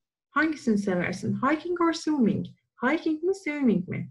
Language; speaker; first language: English; non-native, fluent; Turkish